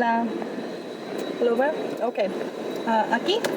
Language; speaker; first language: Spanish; non-native, learner; English